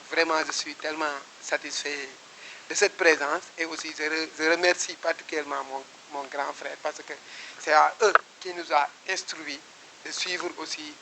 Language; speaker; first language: French; non-native, local second language; Wolof